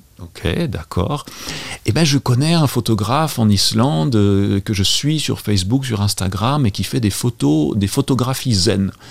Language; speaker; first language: French; native; French